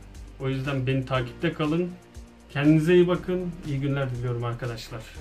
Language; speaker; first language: Turkish; native; Turkish